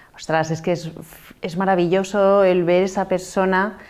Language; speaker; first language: Spanish; non-native, local second language; Catalan